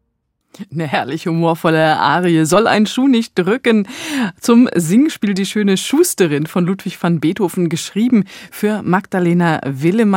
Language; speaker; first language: German; native; German